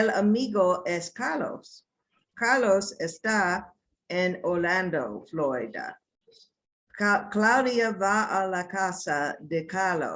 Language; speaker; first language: Spanish; non-native, learner; English